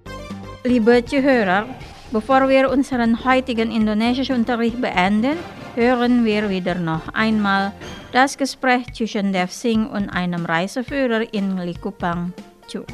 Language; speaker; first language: German; non-native, fluent; Indonesian